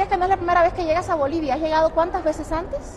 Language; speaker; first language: Spanish; native; Spanish